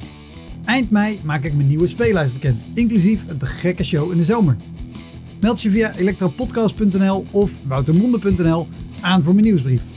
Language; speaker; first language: Dutch; native; Dutch